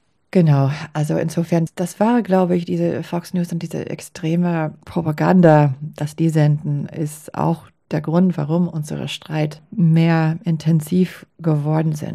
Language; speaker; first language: German; non-native, fluent; English